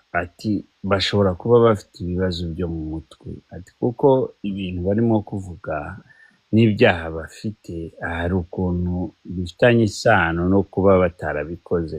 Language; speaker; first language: Kinyarwanda; early bilingual, heritage; Kinyarwanda